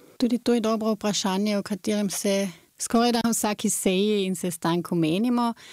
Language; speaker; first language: Slovenian; native; Slovenian